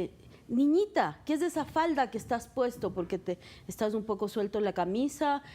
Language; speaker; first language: Spanish; native; Spanish